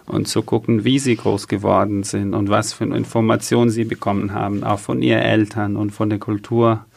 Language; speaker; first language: German; early bilingual, other home language; Arabic